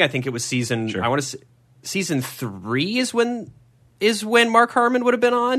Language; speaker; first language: English; native; English